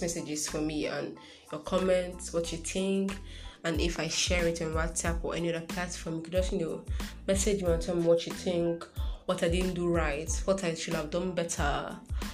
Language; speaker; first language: English; non-native, local second language; Igbo